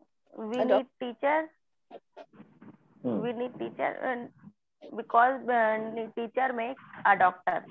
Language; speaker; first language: English; non-native, learner; Hindi